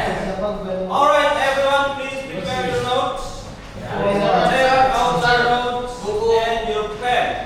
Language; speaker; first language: English; non-native, learner; Indonesian